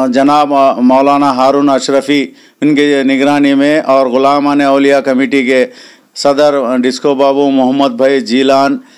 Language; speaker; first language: Hindi; non-native, local second language; Urdu